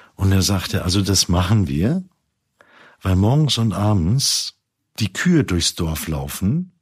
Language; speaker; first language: German; native; German